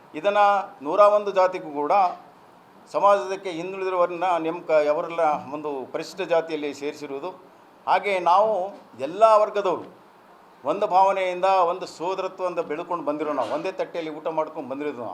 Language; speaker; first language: Kannada; non-native, local second language; Lambadi